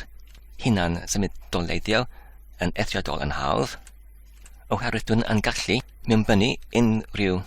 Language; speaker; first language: Welsh; non-native, learner; English